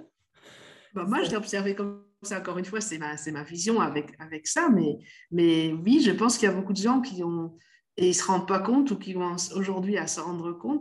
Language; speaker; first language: French; native; French